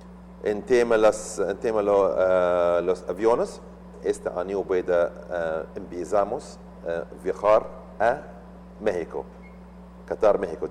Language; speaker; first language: Spanish; non-native, learner; Arabic